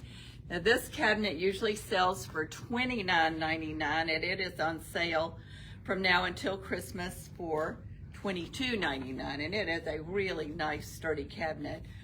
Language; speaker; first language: English; native; English